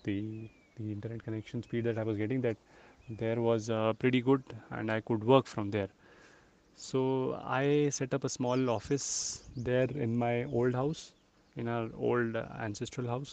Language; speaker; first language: English; non-native, local second language; Hindi